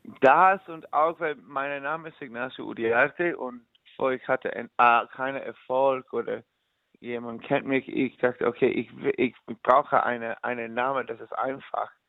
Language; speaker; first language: German; non-native, learner; English